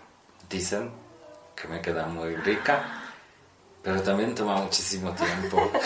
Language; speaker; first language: Spanish; non-native, fluent; Polish